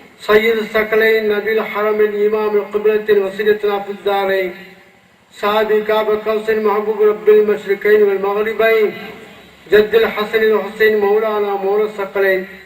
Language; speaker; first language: Arabic; non-native, fluent; Tamil